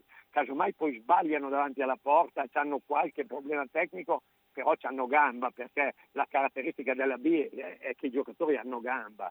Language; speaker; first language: Italian; native; Italian